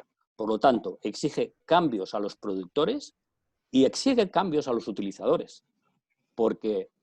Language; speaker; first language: Spanish; native; Spanish